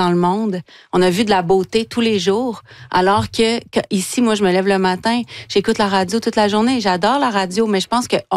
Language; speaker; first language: French; native; French